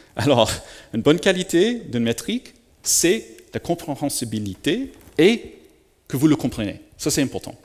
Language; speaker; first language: French; native; French